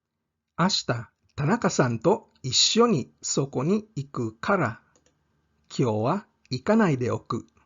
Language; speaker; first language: Japanese; non-native, fluent; English